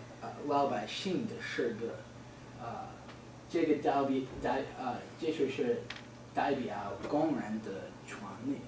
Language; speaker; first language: Chinese; non-native, learner; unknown